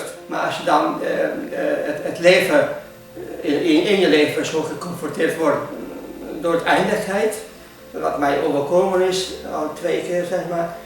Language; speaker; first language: Dutch; non-native, fluent; Hungarian